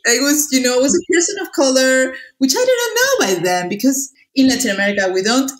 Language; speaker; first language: English; non-native, fluent; Spanish